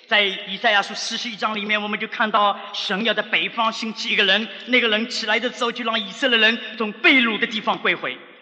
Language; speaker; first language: Chinese; native; Chinese